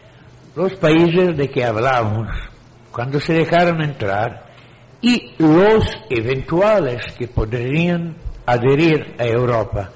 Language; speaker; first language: Spanish; non-native, fluent; Italian